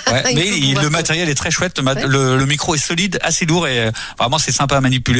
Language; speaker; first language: French; native; French